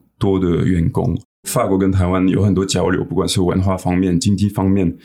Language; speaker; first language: Chinese; non-native, fluent; French